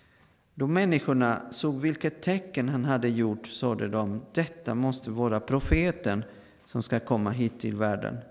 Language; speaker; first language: Swedish; non-native, fluent; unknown